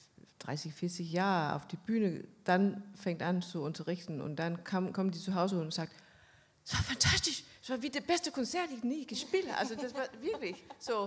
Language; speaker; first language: German; non-native, fluent; Danish